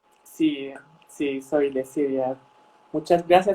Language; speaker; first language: Spanish; non-native, fluent; Arabic